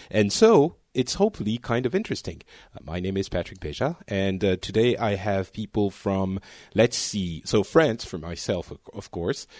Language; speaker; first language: English; non-native, fluent; French